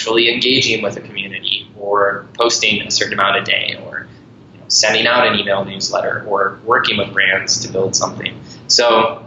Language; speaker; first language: English; native; English